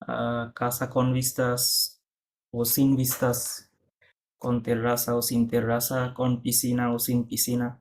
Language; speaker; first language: Spanish; non-native, fluent; Bangla